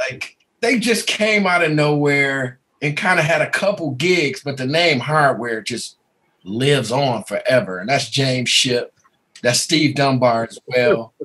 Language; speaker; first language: English; native; English